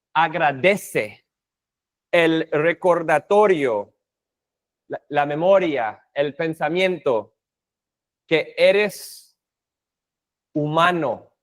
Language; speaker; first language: Spanish; non-native, fluent; English